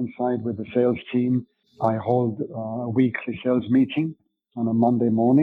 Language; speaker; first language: English; non-native, fluent; German